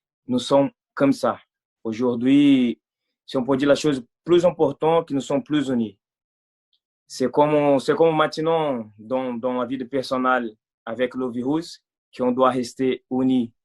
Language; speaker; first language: French; non-native, fluent; Portuguese